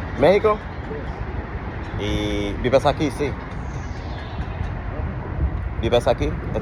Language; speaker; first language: Spanish; non-native, learner; English